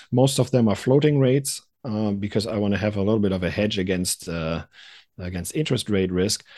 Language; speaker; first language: English; non-native, fluent; German